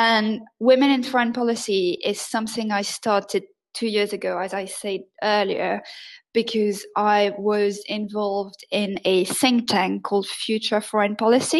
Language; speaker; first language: English; non-native, fluent; French